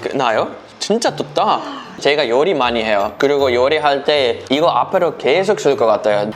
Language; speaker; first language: Korean; non-native, fluent; Dutch